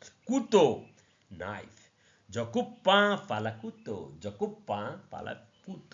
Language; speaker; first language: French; non-native, learner; Nepali